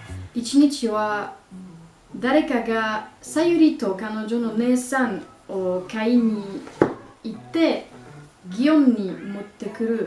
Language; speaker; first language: Japanese; non-native, learner; French